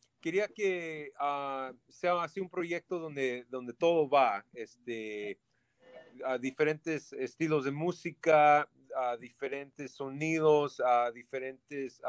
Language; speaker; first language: Spanish; early bilingual, heritage; Spanish